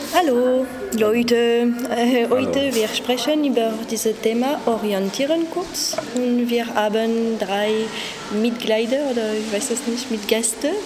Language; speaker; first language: German; non-native, learner; French